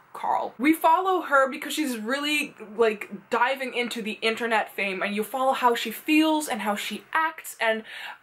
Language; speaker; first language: English; non-native, fluent; Dutch